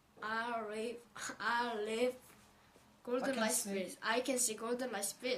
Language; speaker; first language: English; non-native, learner; Korean